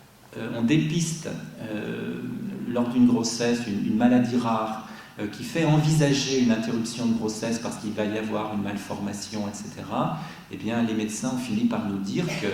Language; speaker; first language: French; native; French